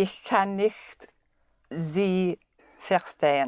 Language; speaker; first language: German; non-native, learner; English